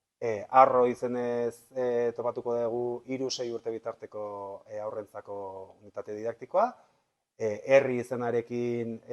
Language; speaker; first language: Basque; native; Basque